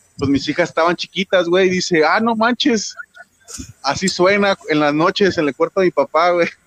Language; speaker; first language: Spanish; native; Spanish